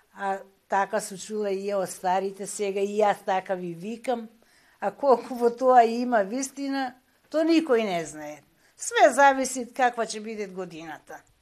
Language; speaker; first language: Macedonian; early bilingual, heritage; Macedonian